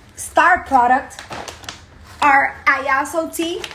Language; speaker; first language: English; non-native, fluent; Spanish